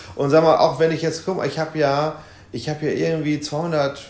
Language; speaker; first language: German; native; German